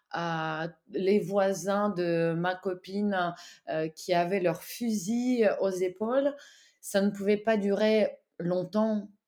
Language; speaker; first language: French; non-native, fluent; Ukrainian